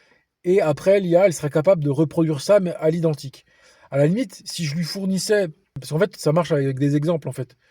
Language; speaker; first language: French; native; French